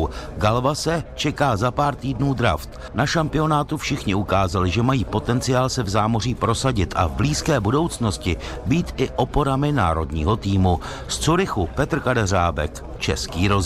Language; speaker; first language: Czech; native; Czech